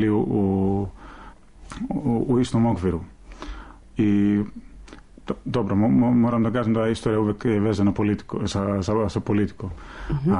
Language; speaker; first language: Serbian; non-native, fluent; Greek